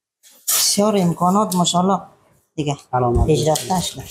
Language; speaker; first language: Persian; non-native, local second language; Hazaragi